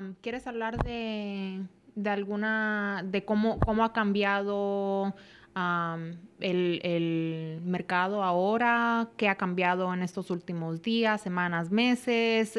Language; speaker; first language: Spanish; early bilingual, heritage; Spanish